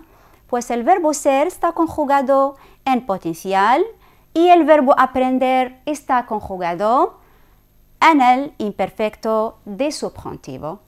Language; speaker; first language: Spanish; non-native, fluent; Arabic